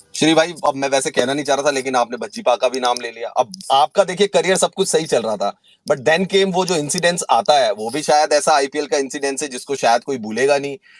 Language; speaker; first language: Hindi; native; Hindi